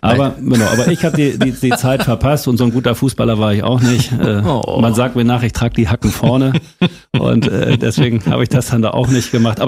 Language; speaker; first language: German; native; German